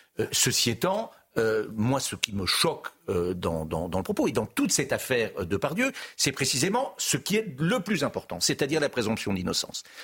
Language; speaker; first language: French; native; French